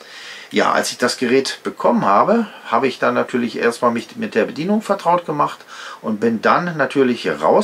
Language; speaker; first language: German; native; German